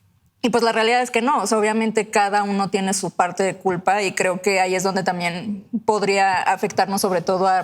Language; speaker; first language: Spanish; native; Spanish